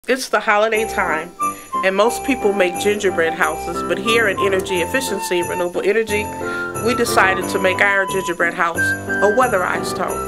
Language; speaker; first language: English; native; English